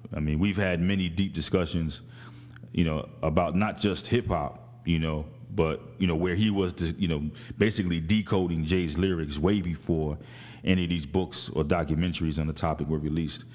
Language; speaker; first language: English; native; English